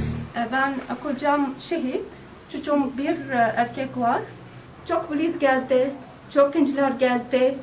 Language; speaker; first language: Turkish; non-native, learner; Arabic